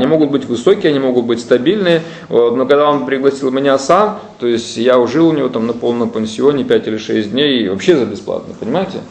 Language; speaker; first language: Russian; native; Russian